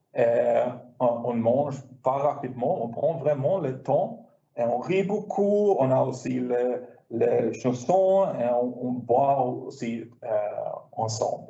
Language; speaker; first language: French; non-native, learner; Swedish